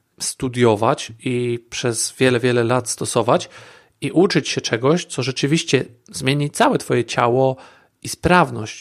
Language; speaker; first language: Polish; native; Polish